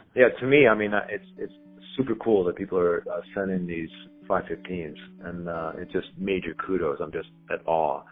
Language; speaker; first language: English; native; English